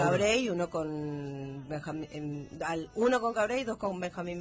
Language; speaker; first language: Spanish; native; Spanish